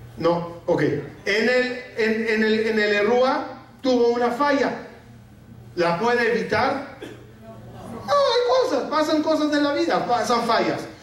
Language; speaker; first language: Spanish; non-native, fluent; Arabic